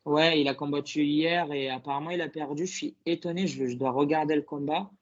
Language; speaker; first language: French; non-native, fluent; Arabic